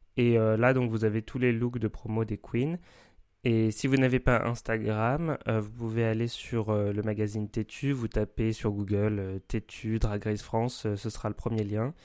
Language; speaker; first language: French; native; French